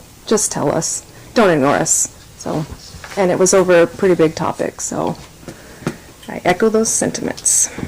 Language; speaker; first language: English; native; English